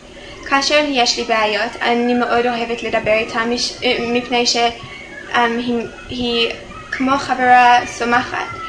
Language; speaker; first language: Hebrew; non-native, fluent; English